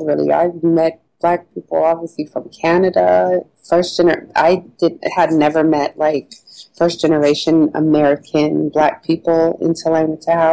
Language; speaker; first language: English; native; English